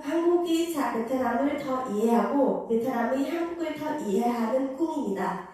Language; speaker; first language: Korean; non-native, fluent; Vietnamese